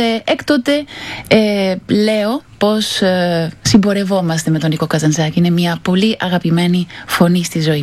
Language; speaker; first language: Greek; non-native, fluent; Spanish